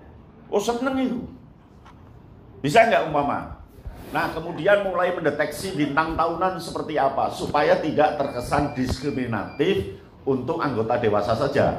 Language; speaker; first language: Indonesian; native; Indonesian